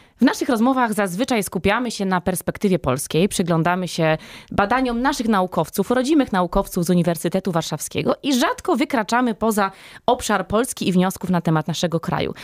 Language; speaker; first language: Polish; native; Polish